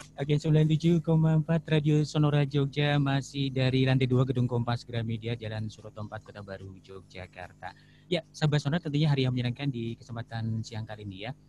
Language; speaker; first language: Indonesian; native; Indonesian